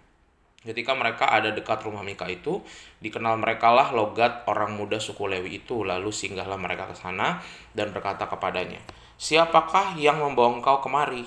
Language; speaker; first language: Indonesian; native; Indonesian